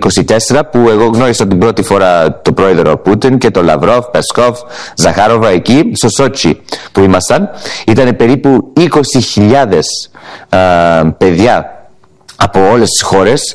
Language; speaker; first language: Greek; early bilingual, heritage; Greek